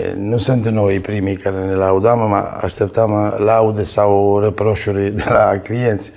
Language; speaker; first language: Romanian; non-native, fluent; Italian